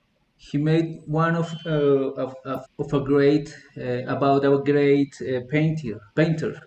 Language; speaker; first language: English; non-native, learner; Spanish